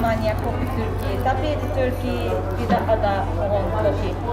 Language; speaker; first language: Indonesian; non-native, fluent; Turkish